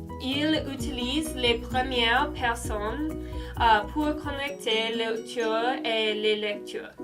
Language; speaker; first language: French; non-native, learner; English